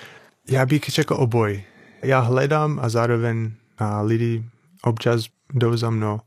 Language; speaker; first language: Czech; non-native, fluent; English